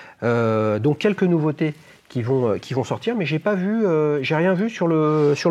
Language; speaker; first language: French; native; French